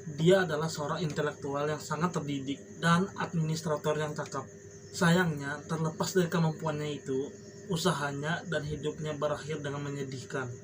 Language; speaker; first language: Indonesian; non-native, local second language; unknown